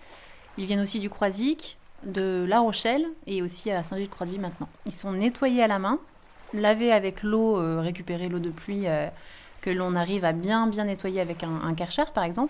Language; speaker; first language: French; native; French